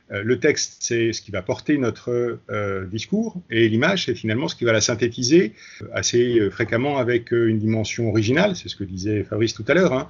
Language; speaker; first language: French; native; French